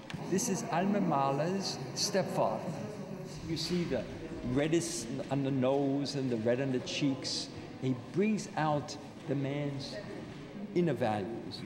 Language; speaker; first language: English; early bilingual, other home language; German